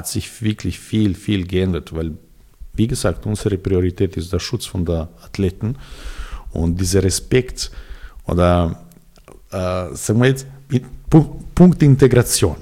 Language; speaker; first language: German; non-native, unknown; Serbian